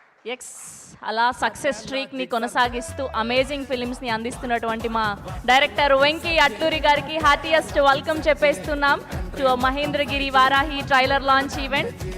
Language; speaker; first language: Telugu; native; Telugu